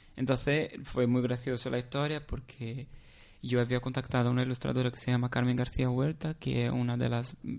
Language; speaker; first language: Spanish; non-native, fluent; Portuguese